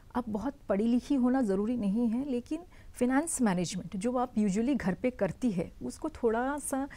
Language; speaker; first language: Hindi; native; Hindi